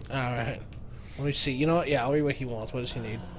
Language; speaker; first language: English; native; English